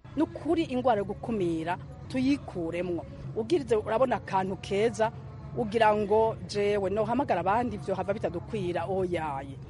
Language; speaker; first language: Rundi; native; Rundi